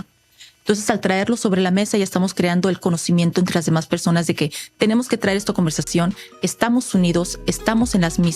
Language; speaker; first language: Spanish; native; Spanish